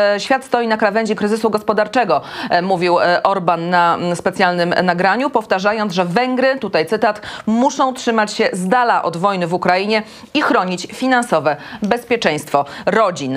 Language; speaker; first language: Polish; native; Polish